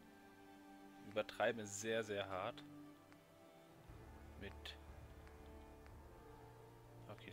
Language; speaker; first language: German; native; German